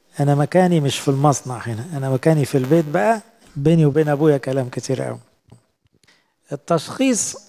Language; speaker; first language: Arabic; native; Arabic